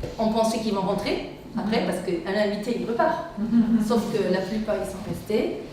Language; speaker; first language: French; non-native, fluent; Arabic